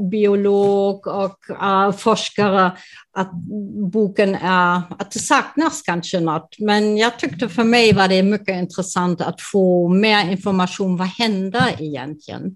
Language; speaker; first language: Swedish; non-native, fluent; German